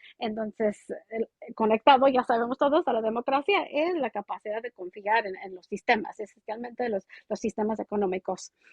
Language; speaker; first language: Spanish; early bilingual, heritage; Spanish